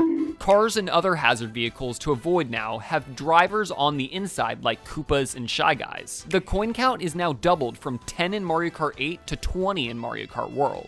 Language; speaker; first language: English; native; English